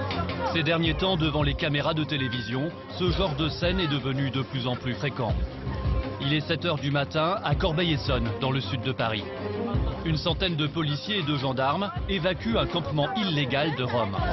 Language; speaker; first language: French; native; French